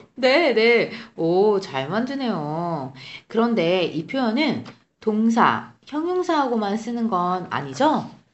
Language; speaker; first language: Korean; native; Korean